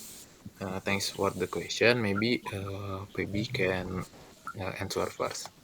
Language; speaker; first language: English; non-native, learner; Indonesian